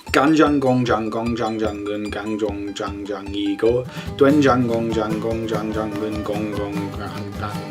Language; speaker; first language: Korean; non-native, learner; English